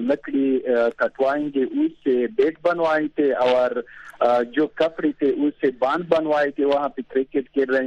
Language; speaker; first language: Hindi; non-native, fluent; Pashto